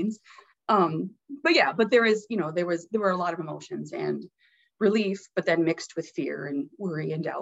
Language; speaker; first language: English; native; English